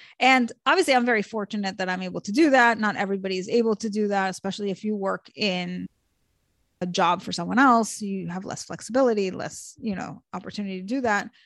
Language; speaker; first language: English; early bilingual, other home language; Hebrew